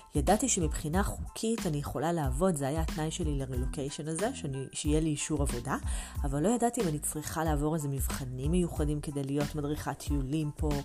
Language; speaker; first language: Hebrew; native; Hebrew